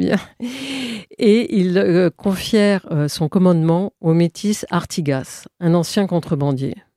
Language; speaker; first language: French; native; French